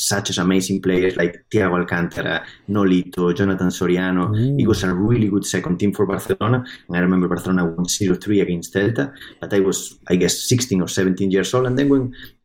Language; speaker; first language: English; non-native, fluent; Spanish